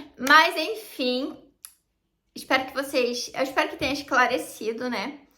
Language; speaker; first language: Portuguese; native; Portuguese